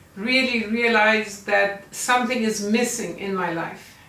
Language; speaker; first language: English; non-native, fluent; Persian